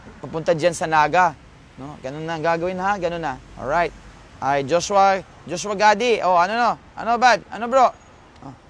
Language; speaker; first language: Filipino; non-native, local second language; Pampanga